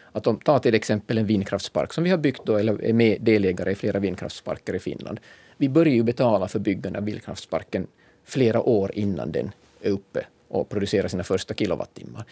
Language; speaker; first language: Swedish; native; Swedish